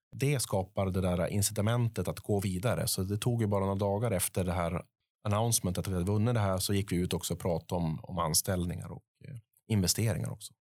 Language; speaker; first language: Swedish; native; Swedish